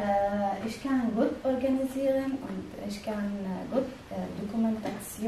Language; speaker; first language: German; non-native, learner; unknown